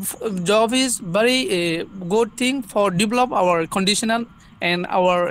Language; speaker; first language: English; non-native, learner; Bangla